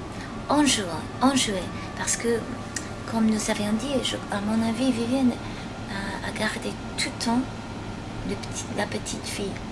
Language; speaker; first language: French; non-native, fluent; English